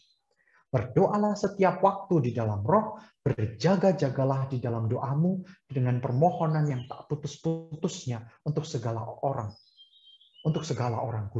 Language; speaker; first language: Indonesian; native; Indonesian